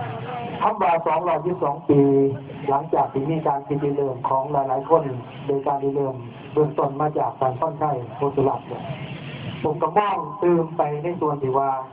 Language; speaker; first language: Thai; non-native, local second language; Lao